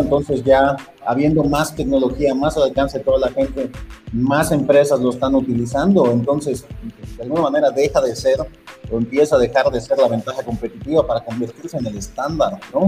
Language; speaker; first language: Spanish; native; Spanish